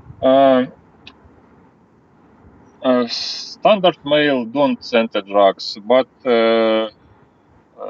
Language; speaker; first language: English; non-native, learner; Ukrainian